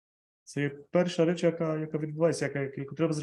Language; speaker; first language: Ukrainian; non-native, fluent; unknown